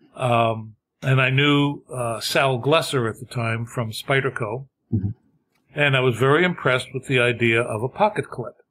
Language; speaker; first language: English; native; English